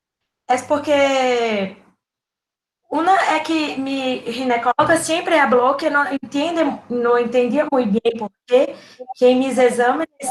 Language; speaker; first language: Spanish; non-native, learner; Portuguese